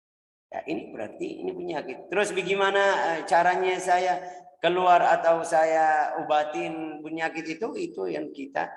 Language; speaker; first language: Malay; non-native, fluent; Arabic